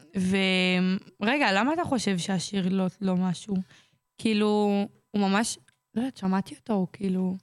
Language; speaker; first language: Hebrew; native; Hebrew